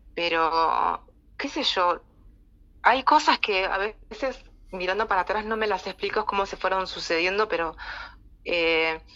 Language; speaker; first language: Spanish; native; Spanish